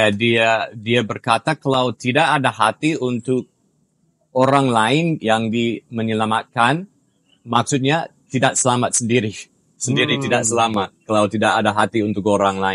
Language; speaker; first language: Indonesian; non-native, fluent; English